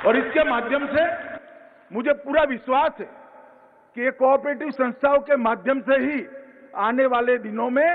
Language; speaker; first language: Hindi; non-native, local second language; Gujarati